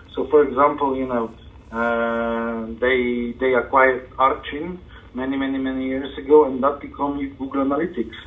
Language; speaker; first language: English; non-native, fluent; Polish